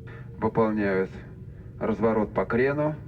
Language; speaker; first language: Russian; native; Russian